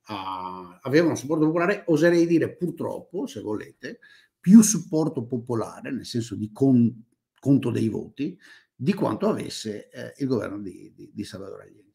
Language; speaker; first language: Italian; native; Italian